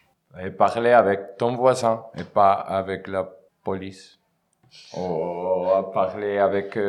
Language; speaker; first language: French; non-native, learner; Spanish